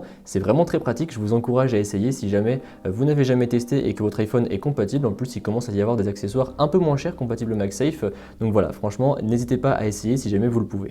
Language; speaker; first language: French; native; French